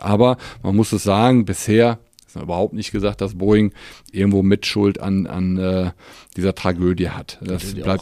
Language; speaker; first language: German; native; German